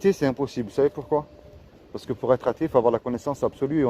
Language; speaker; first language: French; native; French